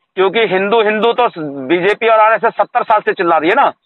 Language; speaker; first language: Hindi; native; Hindi